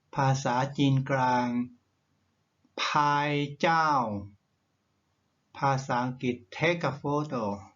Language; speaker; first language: Thai; native; Thai